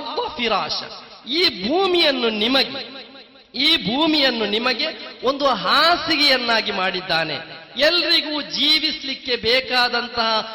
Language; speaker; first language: Kannada; non-native, local second language; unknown